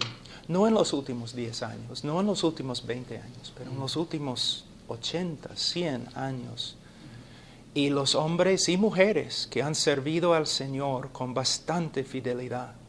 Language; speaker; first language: Spanish; non-native, fluent; English